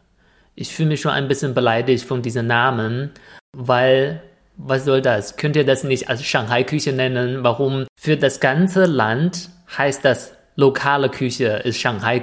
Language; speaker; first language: German; non-native, fluent; Chinese